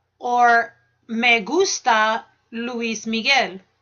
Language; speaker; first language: Spanish; non-native, fluent; English